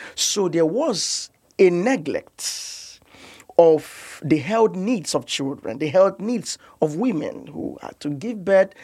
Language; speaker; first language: English; non-native, local second language; Igbo